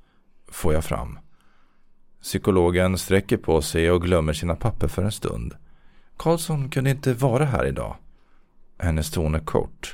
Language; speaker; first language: Swedish; native; Swedish